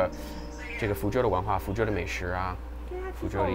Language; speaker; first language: Chinese; non-native, fluent; English